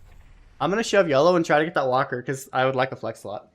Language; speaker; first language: English; native; English